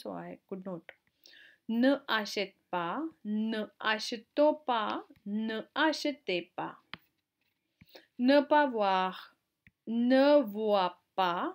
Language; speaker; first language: French; non-native, fluent; Hindi